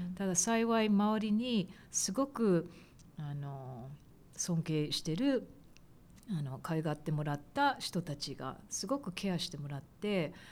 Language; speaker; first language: Japanese; early bilingual, heritage; Japanese